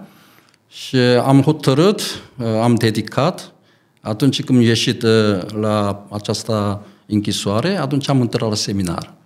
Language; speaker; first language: Romanian; non-native, learner; Korean